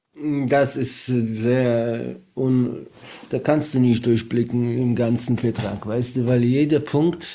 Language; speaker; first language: German; non-native, learner; Polish